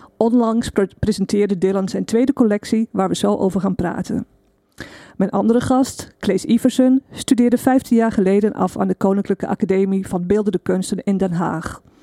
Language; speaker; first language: Dutch; native; Dutch